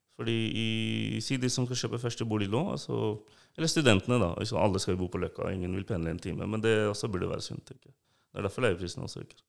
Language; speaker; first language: Norwegian; non-native, local second language; Urdu